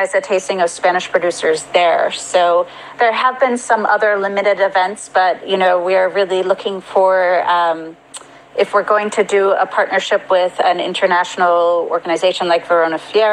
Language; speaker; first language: English; native; English